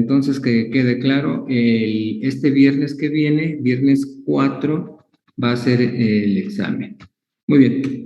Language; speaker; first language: Spanish; native; Spanish